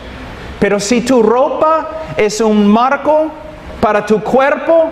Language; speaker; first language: Spanish; non-native, fluent; English